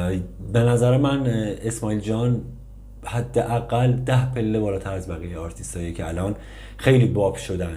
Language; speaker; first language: Persian; native; Persian